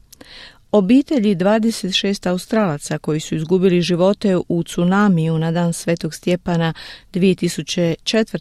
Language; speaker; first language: Croatian; native; Croatian